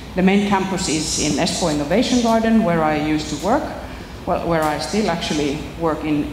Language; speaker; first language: English; non-native, fluent; Finnish